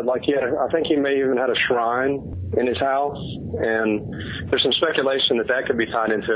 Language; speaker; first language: English; native; English